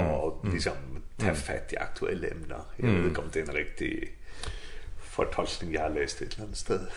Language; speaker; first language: Danish; non-native, local second language; Faroese